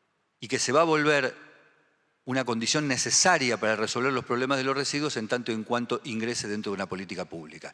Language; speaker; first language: Spanish; native; Spanish